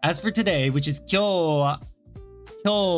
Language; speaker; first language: Japanese; non-native, learner; English